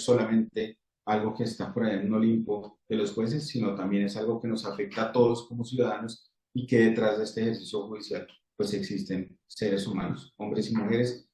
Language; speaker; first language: Spanish; native; Spanish